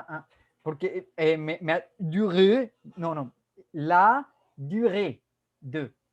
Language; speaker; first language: French; non-native, fluent; Spanish